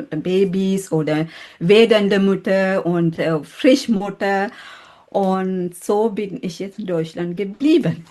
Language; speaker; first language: German; non-native, fluent; Sinhala